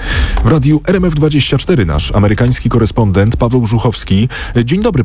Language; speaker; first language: Polish; native; Polish